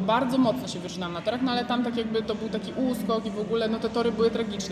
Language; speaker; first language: Polish; native; Polish